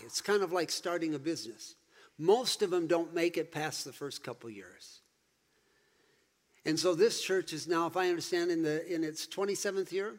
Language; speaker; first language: English; native; English